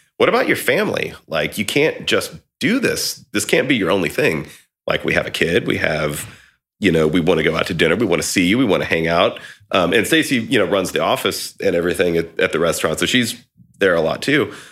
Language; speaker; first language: English; native; English